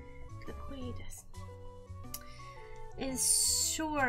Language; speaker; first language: Japanese; non-native, learner; English